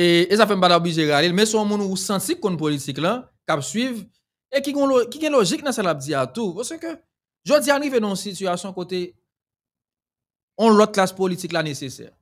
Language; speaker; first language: French; non-native, local second language; Haitian Creole